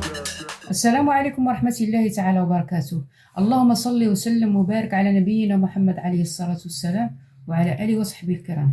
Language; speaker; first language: Arabic; native; Arabic